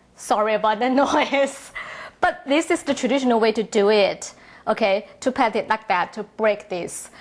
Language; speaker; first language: English; non-native, learner; Chinese